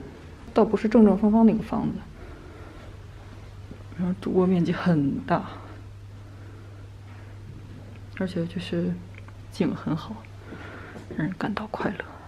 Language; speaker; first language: Chinese; native; Chinese